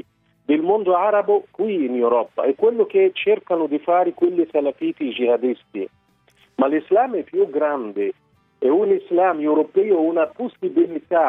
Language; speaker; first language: Italian; non-native, fluent; Arabic